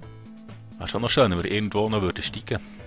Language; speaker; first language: German; native; German